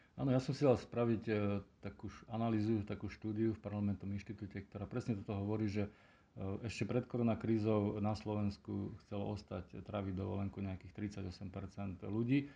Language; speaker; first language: Slovak; native; Slovak